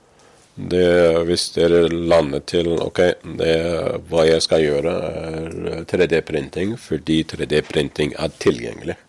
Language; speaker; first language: Norwegian; non-native, fluent; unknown